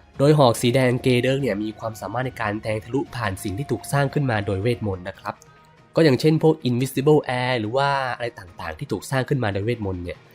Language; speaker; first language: Thai; native; Thai